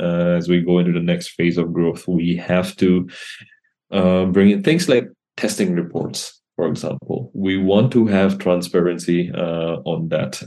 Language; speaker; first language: English; non-native, local second language; Assamese